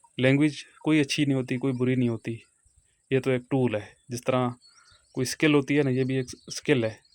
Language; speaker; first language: Urdu; non-native, local second language; Punjabi